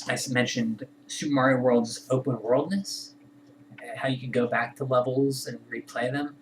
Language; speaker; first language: English; native; English